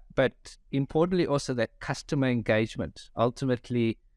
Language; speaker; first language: English; native; English